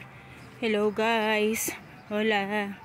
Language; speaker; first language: English; non-native, local second language; Filipino